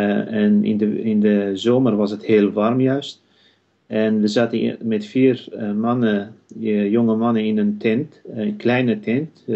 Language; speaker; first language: Dutch; non-native, fluent; Kurdish